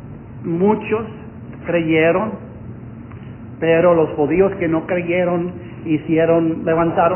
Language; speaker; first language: Spanish; non-native, fluent; English